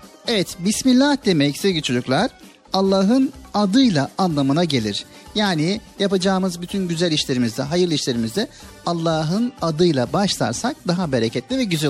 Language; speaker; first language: Turkish; native; Turkish